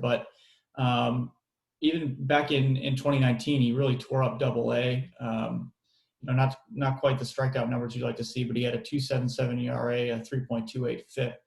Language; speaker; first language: English; native; English